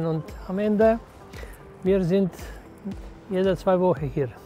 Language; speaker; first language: German; non-native, learner; Slovenian